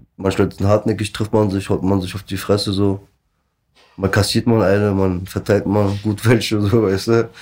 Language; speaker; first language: German; early bilingual, other home language; Turkish